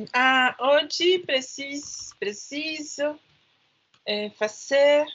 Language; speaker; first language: Portuguese; non-native, learner; Spanish